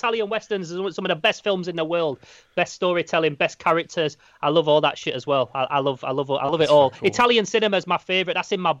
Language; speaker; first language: English; native; English